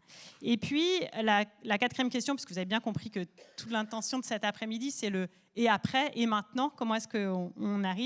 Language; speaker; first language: French; native; French